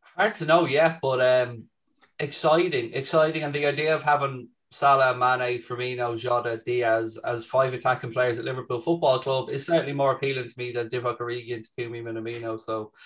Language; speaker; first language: English; native; English